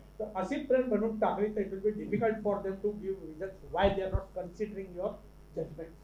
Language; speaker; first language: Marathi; non-native, local second language; Urdu